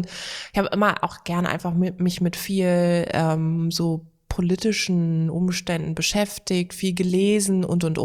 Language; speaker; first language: German; early bilingual, other home language; Turkish